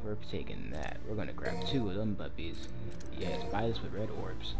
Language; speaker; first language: English; native; English